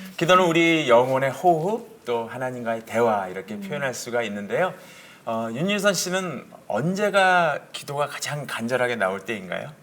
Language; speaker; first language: Korean; native; Korean